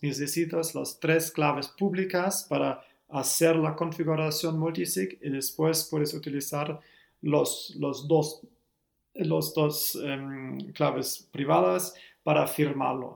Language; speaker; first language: Spanish; non-native, learner; German